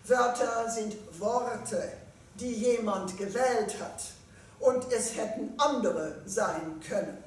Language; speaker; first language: German; non-native, fluent; French